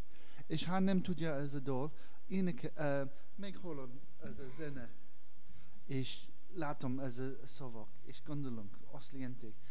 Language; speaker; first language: Hungarian; non-native, learner; English